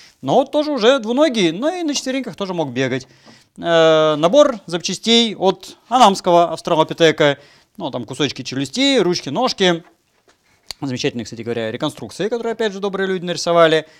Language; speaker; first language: Russian; native; Russian